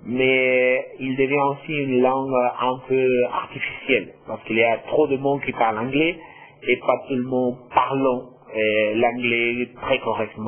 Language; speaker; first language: French; non-native, fluent; Spanish